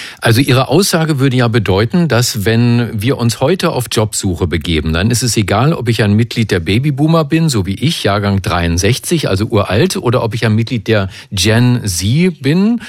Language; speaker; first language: German; native; German